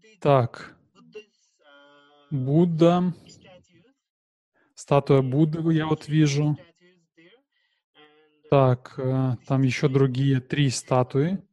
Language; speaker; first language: Russian; non-native, learner; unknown